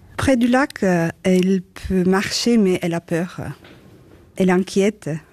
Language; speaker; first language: French; non-native, learner; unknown